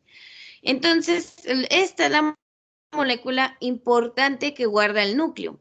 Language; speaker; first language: Spanish; native; Spanish